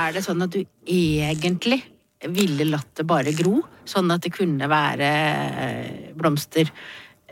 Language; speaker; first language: Norwegian; native; Norwegian